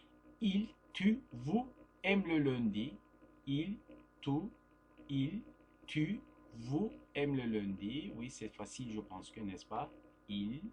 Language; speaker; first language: French; non-native, fluent; Turkish